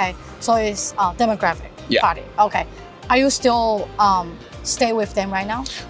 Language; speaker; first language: English; non-native, fluent; Chinese